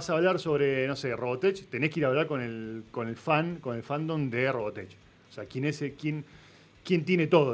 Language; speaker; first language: Spanish; native; Spanish